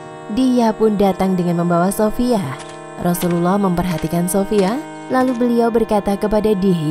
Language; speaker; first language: Indonesian; native; Indonesian